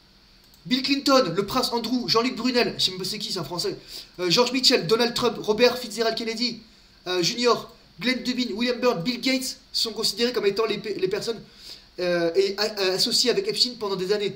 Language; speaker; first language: French; native; French